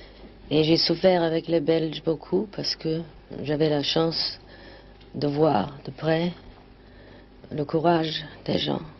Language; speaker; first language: French; non-native, fluent; German